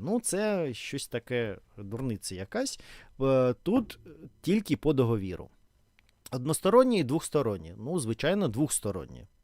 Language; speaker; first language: Ukrainian; non-native, learner; Russian